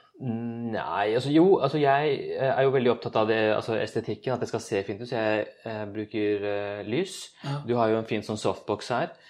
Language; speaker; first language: Norwegian; early bilingual, other home language; Urdu